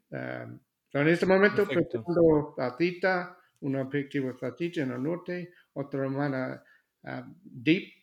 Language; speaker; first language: Spanish; non-native, learner; English